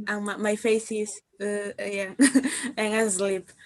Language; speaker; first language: English; non-native, learner; Spanish